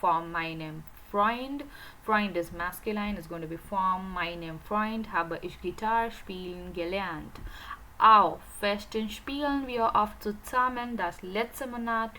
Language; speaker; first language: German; non-native, fluent; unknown